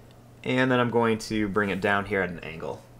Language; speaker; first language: English; native; English